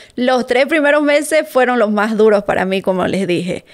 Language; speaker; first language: Spanish; native; Spanish